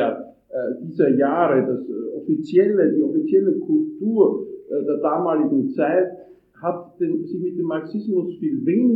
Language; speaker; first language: German; non-native, fluent; Italian